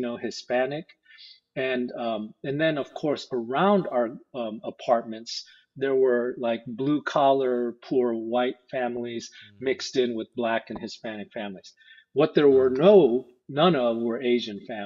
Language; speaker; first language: English; early bilingual, other home language; Korean